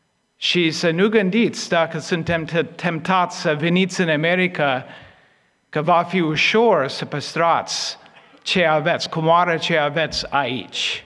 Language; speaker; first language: Romanian; non-native, fluent; English